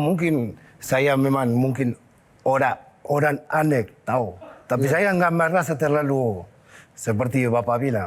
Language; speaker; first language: Indonesian; non-native, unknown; Spanish